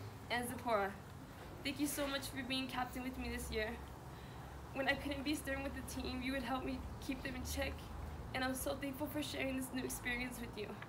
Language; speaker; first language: English; early bilingual, other home language; Spanish